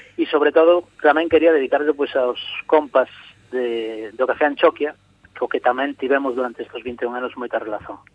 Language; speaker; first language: Galician; non-native, local second language; Spanish